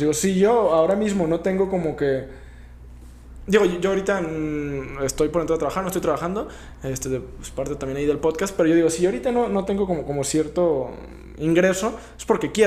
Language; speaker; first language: Spanish; native; Spanish